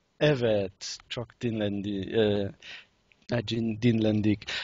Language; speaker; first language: Turkish; non-native, learner; English